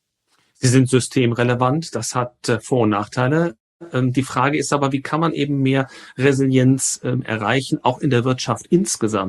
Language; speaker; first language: German; native; German